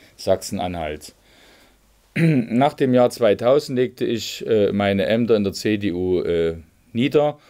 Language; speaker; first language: German; native; German